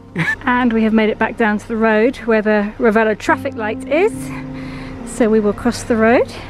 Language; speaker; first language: English; native; English